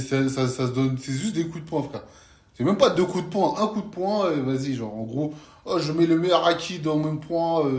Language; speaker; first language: French; native; French